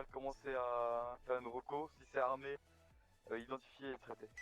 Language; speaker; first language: French; native; French